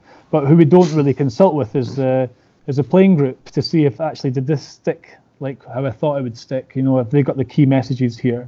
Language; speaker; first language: English; native; English